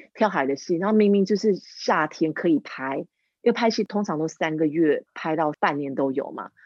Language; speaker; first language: Chinese; non-native, local second language; English